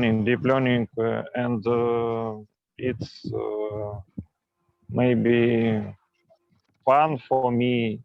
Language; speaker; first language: English; non-native, local second language; Russian